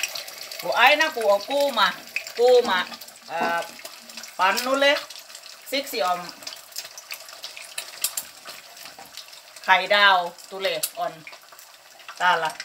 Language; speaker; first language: Finnish; non-native, learner; Thai